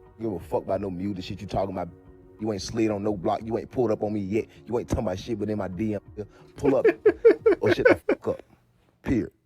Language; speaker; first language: English; native; English